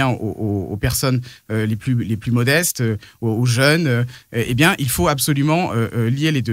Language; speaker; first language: French; native; French